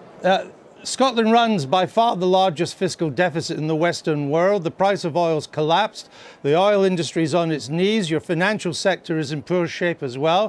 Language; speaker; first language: English; native; English